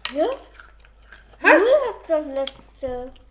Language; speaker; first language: German; early bilingual, other home language; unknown